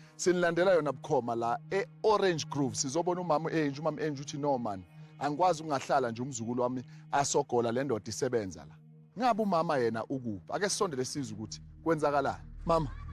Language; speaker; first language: Zulu; native; Zulu